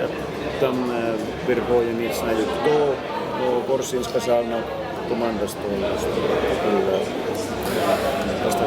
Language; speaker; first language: Russian; non-native, learner; Finnish